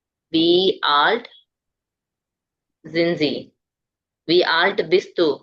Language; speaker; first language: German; non-native, learner; Tamil